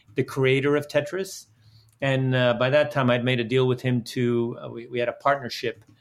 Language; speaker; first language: English; early bilingual, other home language; Dutch